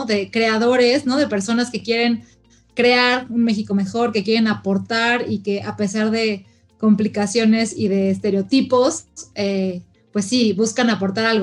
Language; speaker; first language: Spanish; native; Spanish